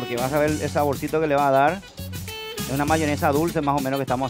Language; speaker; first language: Spanish; native; Spanish